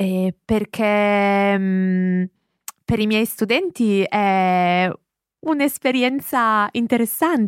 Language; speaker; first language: Italian; non-native, learner; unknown